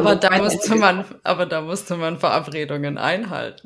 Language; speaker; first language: German; native; German